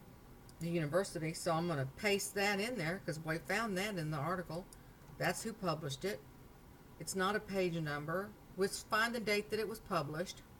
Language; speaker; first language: English; native; English